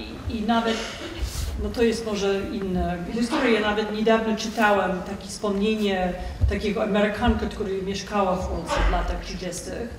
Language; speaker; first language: Polish; non-native, fluent; English